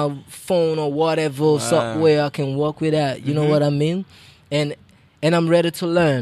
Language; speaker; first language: English; non-native, local second language; Krio